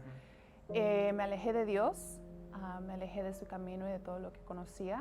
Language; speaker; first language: Spanish; early bilingual, heritage; Spanish